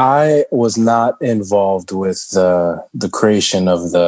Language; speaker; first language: English; early bilingual, other home language; Shona